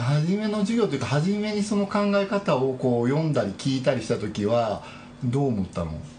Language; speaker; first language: Japanese; native; Japanese